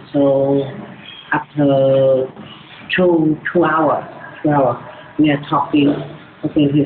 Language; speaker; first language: English; non-native, learner; Vietnamese